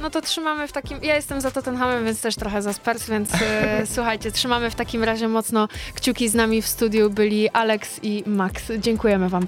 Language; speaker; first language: Polish; native; Polish